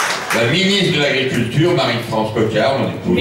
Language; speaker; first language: French; native; French